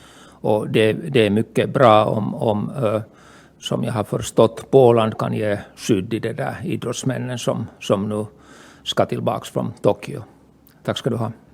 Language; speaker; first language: Swedish; non-native, local second language; Finnish